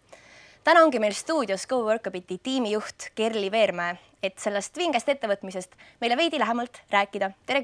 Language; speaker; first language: Estonian; native; Estonian